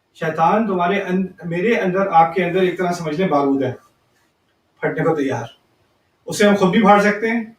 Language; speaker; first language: Urdu; early bilingual, heritage; Urdu